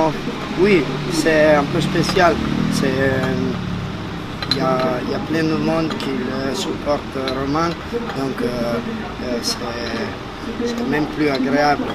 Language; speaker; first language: French; non-native, learner; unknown